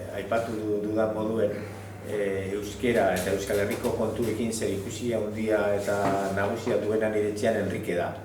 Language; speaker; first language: Basque; non-native, local second language; Spanish